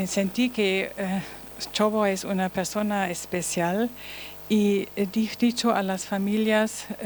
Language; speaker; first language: Spanish; non-native, learner; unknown